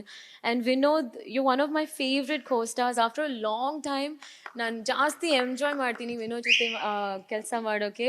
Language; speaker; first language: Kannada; non-native, learner; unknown